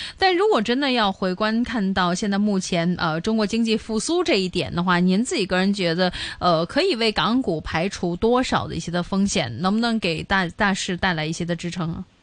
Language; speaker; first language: Chinese; non-native, local second language; Cantonese